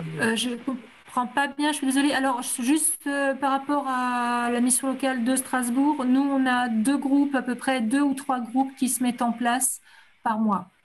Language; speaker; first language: French; native; French